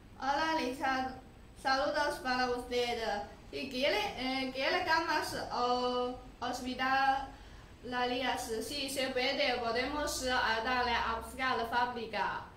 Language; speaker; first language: Spanish; non-native, learner; Chinese